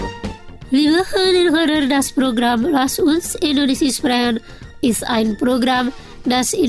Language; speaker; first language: German; non-native, fluent; Indonesian